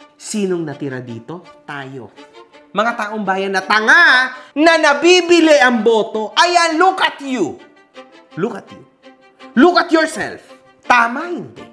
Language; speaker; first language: Filipino; native; Filipino